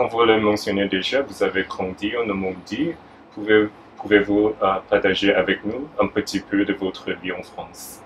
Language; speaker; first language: French; non-native, fluent; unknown